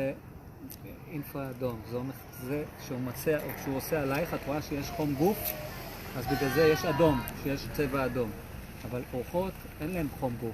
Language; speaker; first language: Hebrew; native; Hebrew